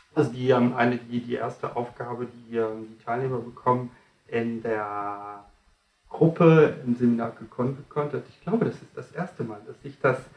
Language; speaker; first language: German; non-native, fluent; French